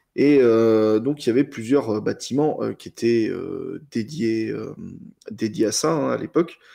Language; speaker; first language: French; native; French